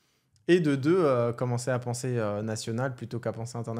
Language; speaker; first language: French; native; French